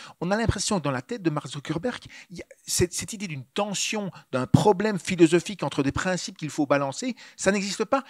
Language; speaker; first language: French; native; French